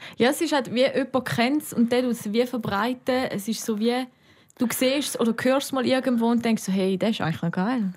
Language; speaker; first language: German; native; German